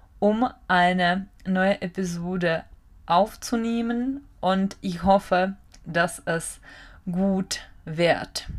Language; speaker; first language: German; non-native, fluent; Czech